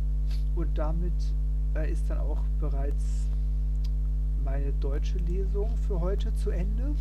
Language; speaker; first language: German; non-native, fluent; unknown